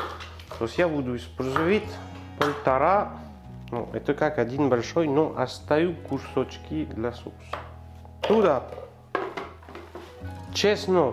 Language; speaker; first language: Russian; non-native, learner; French